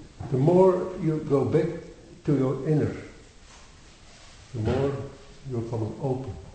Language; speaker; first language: English; non-native, fluent; Dutch